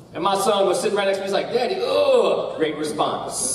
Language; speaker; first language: English; native; English